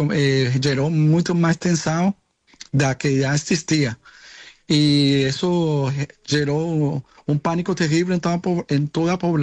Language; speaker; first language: Portuguese; non-native, learner; Spanish